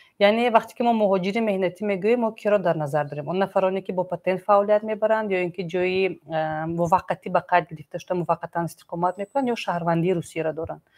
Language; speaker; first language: Tajik; native; Tajik